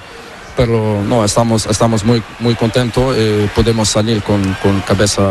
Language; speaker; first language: Spanish; non-native, learner; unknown